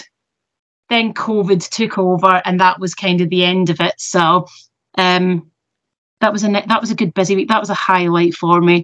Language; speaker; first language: English; native; English